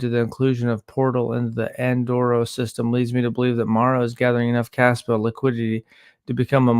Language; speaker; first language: English; native; English